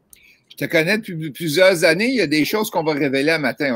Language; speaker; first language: French; native; French